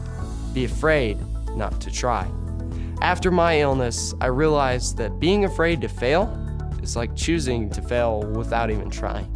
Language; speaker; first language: English; native; English